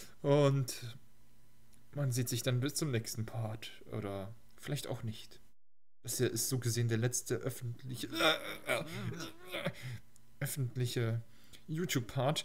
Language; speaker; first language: German; native; German